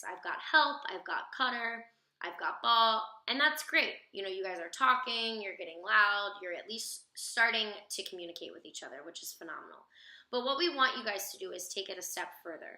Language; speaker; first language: English; native; English